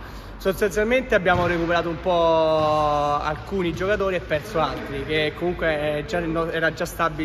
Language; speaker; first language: Italian; native; Italian